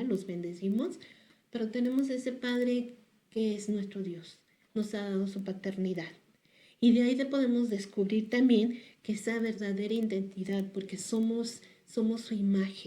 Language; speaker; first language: Spanish; native; Spanish